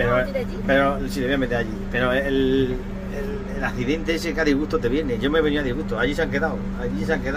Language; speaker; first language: Spanish; native; Spanish